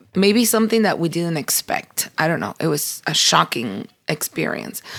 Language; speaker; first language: English; early bilingual, other home language; Spanish